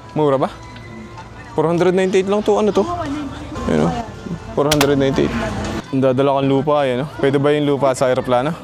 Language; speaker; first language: Filipino; native; Filipino